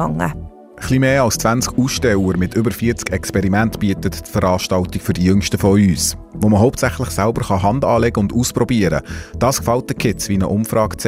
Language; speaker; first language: German; native; German